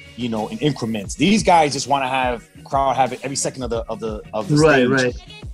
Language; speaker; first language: English; native; English